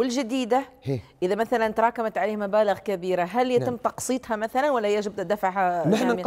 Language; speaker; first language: Arabic; native; Arabic